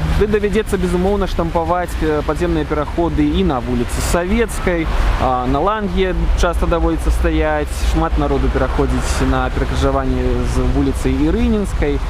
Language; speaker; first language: Belarusian; non-native, local second language; Russian